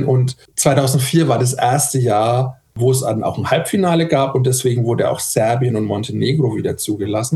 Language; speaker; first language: German; native; German